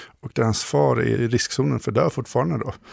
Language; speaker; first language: Swedish; native; Swedish